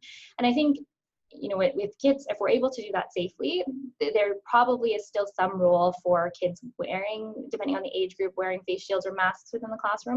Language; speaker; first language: English; native; English